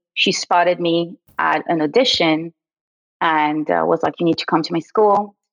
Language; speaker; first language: English; early bilingual, other home language; French